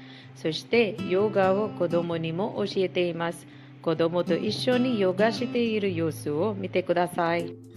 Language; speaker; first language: Japanese; non-native, learner; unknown